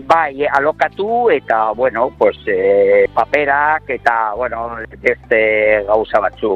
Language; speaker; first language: Basque; non-native, local second language; Spanish